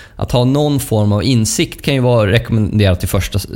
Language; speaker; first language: Swedish; native; Swedish